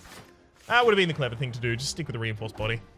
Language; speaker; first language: English; native; English